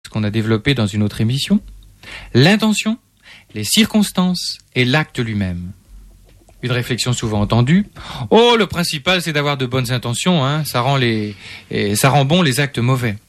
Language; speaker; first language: French; native; French